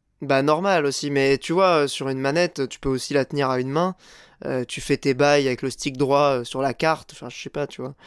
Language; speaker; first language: French; native; French